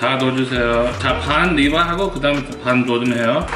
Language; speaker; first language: Korean; early bilingual, heritage; English